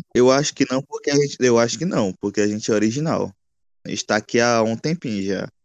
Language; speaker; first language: Portuguese; native; Portuguese